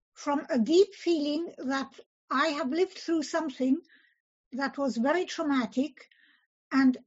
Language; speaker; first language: English; early bilingual, other home language; Polish